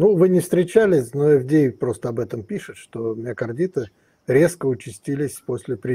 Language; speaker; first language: Russian; native; Russian